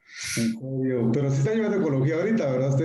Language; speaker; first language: Spanish; native; Spanish